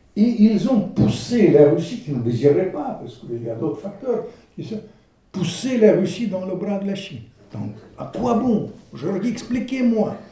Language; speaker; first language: French; non-native, fluent; Russian